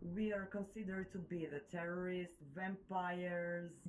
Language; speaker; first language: English; non-native, fluent; Serbian